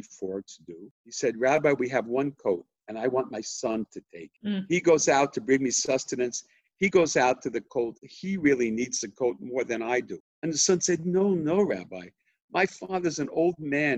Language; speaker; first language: English; native; English